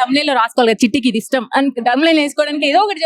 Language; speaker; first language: Telugu; native; Telugu